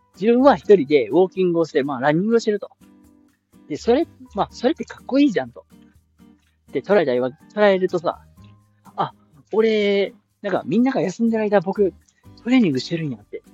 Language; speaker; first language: Japanese; native; Japanese